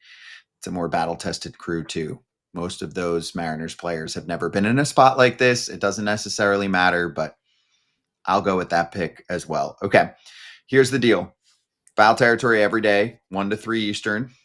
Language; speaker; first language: English; native; English